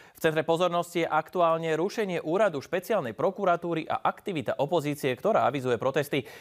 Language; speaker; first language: Slovak; native; Slovak